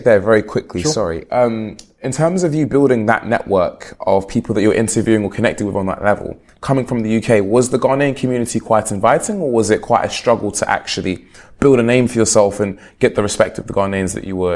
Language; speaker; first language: English; native; English